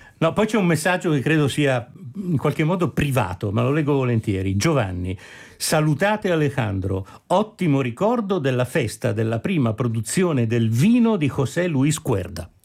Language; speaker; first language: Italian; native; Italian